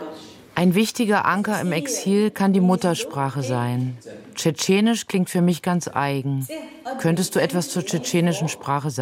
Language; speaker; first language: German; native; German